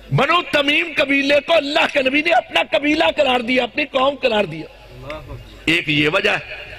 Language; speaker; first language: Urdu; non-native, local second language; Punjabi